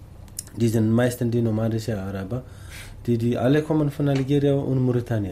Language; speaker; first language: German; non-native, learner; Tamasheq